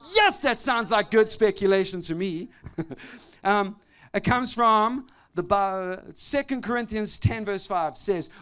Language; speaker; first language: English; native; English